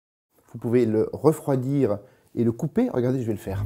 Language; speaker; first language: French; native; French